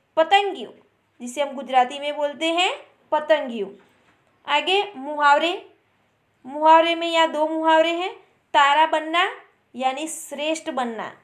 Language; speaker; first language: Hindi; non-native, local second language; Gujarati